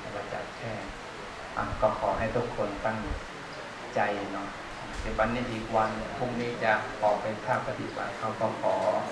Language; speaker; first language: Thai; native; Thai